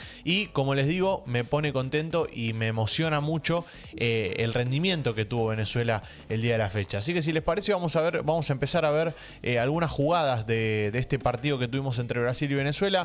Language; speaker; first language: Spanish; native; Spanish